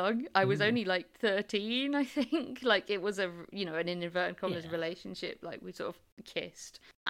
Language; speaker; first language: English; native; English